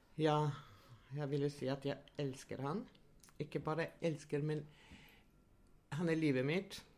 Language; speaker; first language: Norwegian; non-native, fluent; Albanian